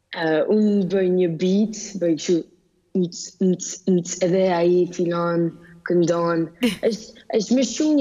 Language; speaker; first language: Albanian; early bilingual, heritage; Albanian